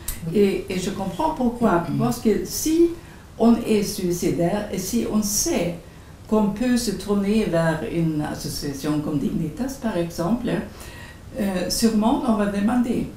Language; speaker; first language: French; non-native, fluent; Swedish